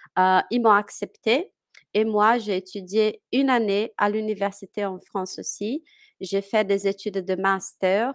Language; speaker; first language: French; non-native, fluent; Portuguese